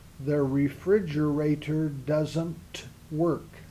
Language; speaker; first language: English; native; English